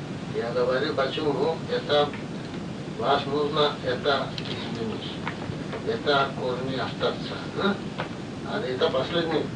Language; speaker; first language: Russian; non-native, learner; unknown